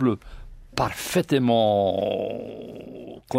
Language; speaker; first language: French; non-native, learner; English